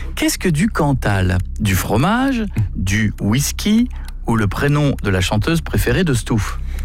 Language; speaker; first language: French; native; French